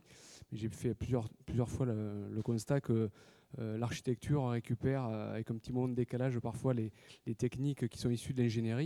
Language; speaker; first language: French; native; French